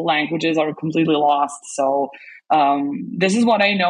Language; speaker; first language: English; non-native, fluent; Serbian